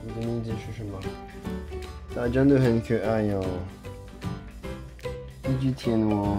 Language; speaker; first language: Chinese; non-native, fluent; French